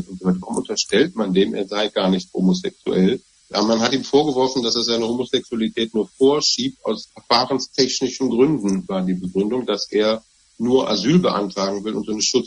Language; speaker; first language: German; native; German